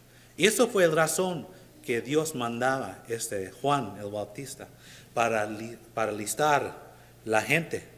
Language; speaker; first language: Spanish; non-native, learner; English